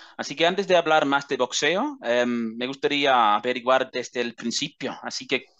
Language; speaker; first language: Spanish; non-native, fluent; English